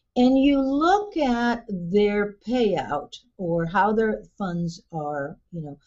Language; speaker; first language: English; early bilingual, other home language; Spanish